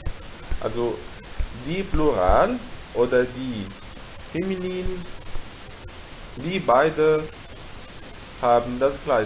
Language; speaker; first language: German; non-native, fluent; Arabic